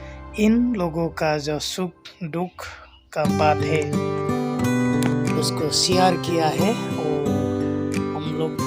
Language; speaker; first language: Hindi; non-native, local second language; Bodo